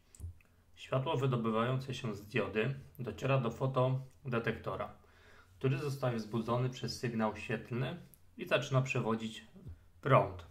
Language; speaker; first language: Polish; native; Polish